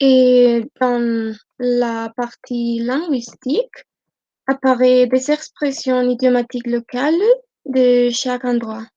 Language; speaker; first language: French; non-native, learner; Spanish